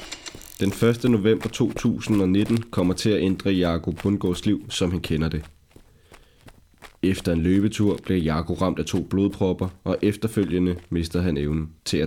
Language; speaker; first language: Danish; native; Danish